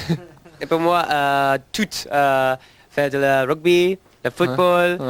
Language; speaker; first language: French; non-native, learner; English